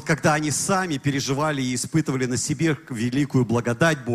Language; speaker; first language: Russian; native; Russian